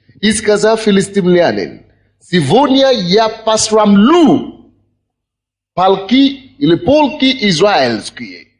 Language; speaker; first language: Russian; non-native, fluent; Yoruba